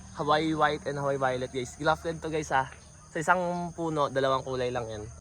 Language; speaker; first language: Filipino; native; Filipino